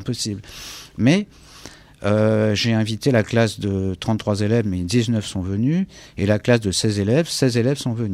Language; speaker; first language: French; native; French